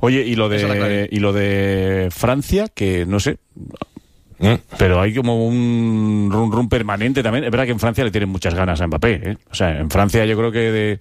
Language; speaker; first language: Spanish; native; Spanish